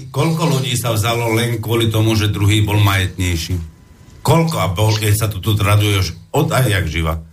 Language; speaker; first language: Slovak; non-native, fluent; Arabic